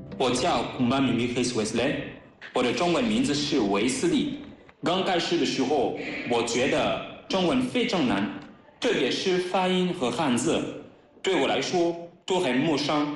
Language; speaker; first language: Chinese; non-native, learner; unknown